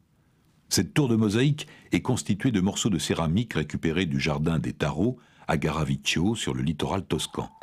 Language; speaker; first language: French; native; French